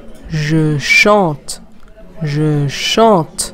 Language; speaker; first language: French; non-native, fluent; English